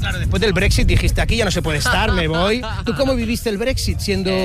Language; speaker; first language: Spanish; native; Spanish